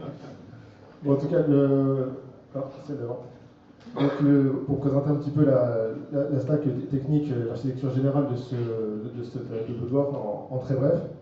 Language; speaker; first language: French; native; French